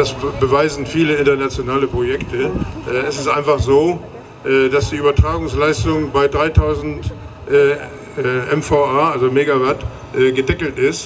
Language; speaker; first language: German; native; German